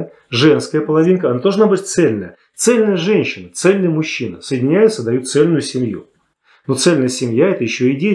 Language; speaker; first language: Russian; native; Russian